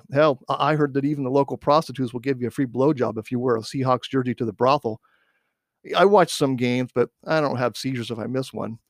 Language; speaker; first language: English; native; English